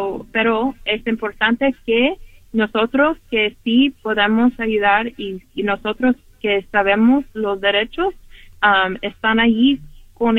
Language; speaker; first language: Spanish; early bilingual, heritage; Spanish